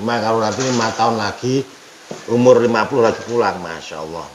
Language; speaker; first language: Indonesian; non-native, local second language; Javanese